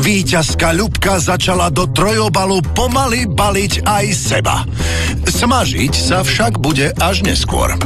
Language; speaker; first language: Slovak; native; Slovak